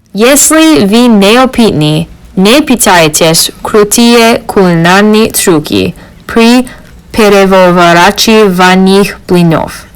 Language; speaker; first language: Russian; non-native, learner; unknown